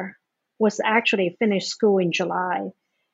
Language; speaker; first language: English; non-native, fluent; Chinese